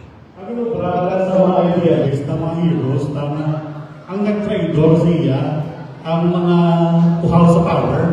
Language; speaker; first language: Filipino; non-native, local second language; Hiligaynon